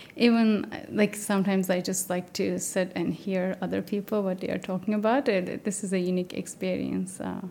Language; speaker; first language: English; non-native, fluent; Turkish